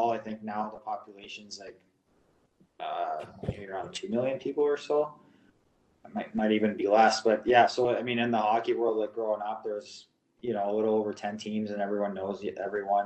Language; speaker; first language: English; non-native, fluent; Russian